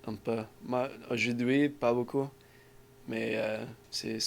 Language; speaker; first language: French; non-native, learner; English